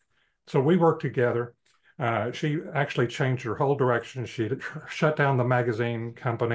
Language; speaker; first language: English; native; English